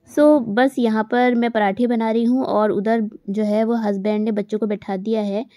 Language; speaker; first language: Hindi; native; Hindi